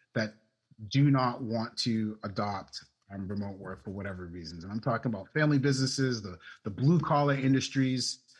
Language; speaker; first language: English; native; English